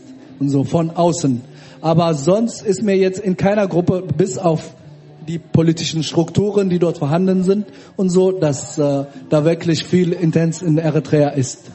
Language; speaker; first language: German; early bilingual, other home language; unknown